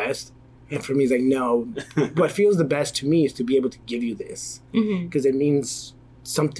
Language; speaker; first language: English; native; English